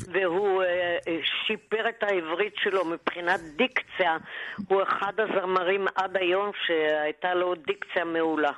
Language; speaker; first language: Hebrew; early bilingual, other home language; German